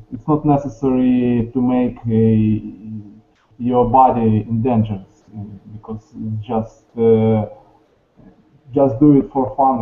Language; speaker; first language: English; non-native, learner; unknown